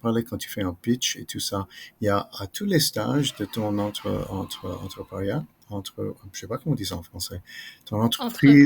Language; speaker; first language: French; non-native, fluent; English